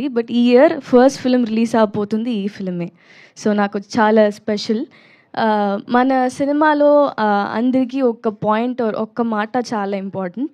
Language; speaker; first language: Telugu; non-native, learner; Tamil